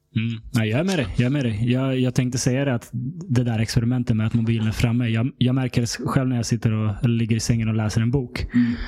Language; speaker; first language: Swedish; early bilingual, other home language; Serbian